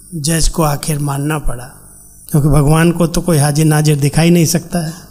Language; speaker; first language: Hindi; native; Hindi